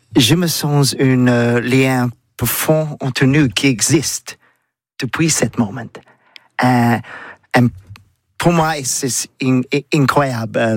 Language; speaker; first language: French; non-native, learner; English